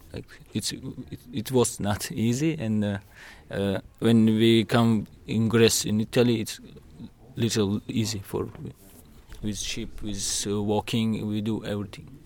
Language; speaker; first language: English; non-native, learner; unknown